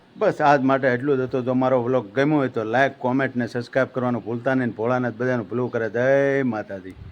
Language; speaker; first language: Gujarati; native; Gujarati